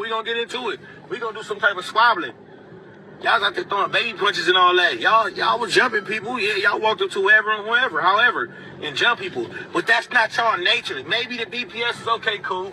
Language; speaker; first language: English; native; English